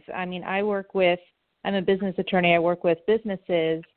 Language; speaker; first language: English; native; English